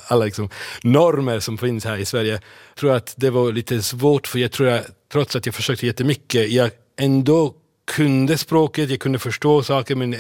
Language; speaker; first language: Swedish; non-native, fluent; Italian